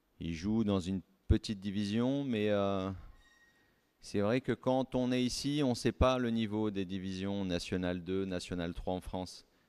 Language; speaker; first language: French; native; French